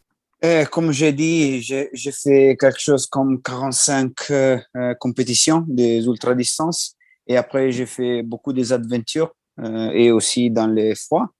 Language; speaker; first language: French; non-native, learner; Italian